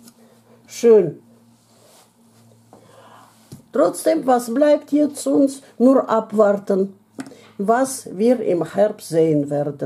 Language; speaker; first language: German; non-native, fluent; Russian